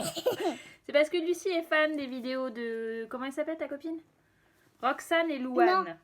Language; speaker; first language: French; native; French